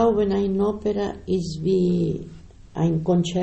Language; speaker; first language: German; non-native, learner; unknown